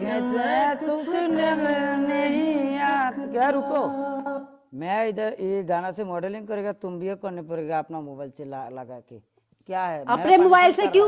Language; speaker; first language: Hindi; non-native, learner; Bangla